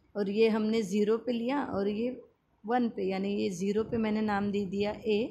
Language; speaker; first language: Hindi; non-native, local second language; Marathi